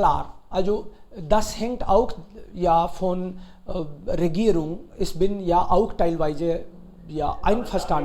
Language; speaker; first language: German; non-native, fluent; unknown